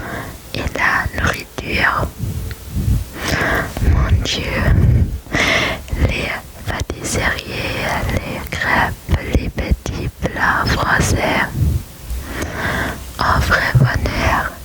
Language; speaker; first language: French; non-native, learner; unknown